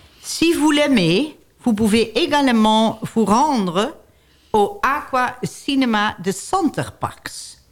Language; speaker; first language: French; non-native, learner; Dutch